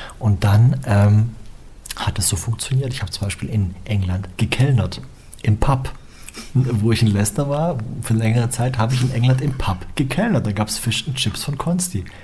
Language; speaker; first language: German; native; German